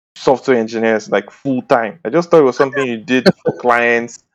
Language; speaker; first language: English; non-native, local second language; Bini